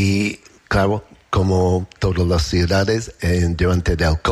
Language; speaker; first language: Spanish; non-native, learner; English